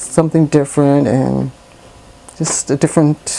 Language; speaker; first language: English; native; English